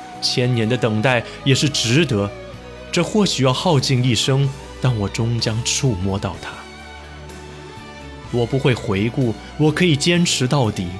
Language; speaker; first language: Chinese; native; Chinese